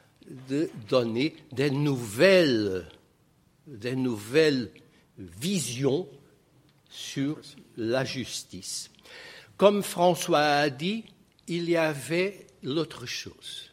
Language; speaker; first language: French; non-native, fluent; Portuguese